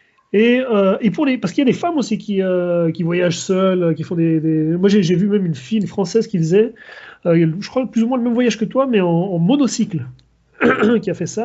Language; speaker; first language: French; native; French